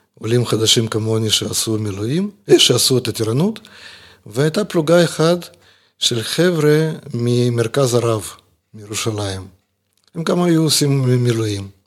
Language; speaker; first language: Hebrew; non-native, fluent; Russian